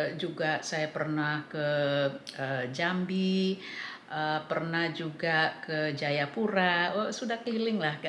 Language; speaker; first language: Indonesian; early bilingual, heritage; English